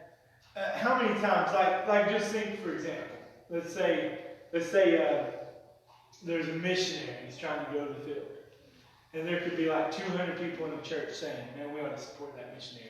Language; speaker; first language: English; native; English